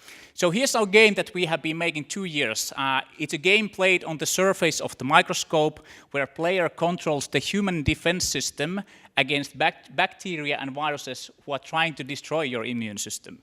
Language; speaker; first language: English; non-native, fluent; Finnish